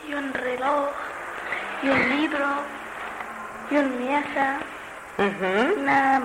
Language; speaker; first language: Spanish; non-native, learner; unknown